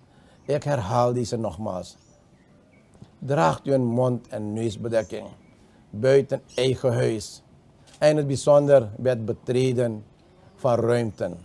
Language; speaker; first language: Dutch; native; Dutch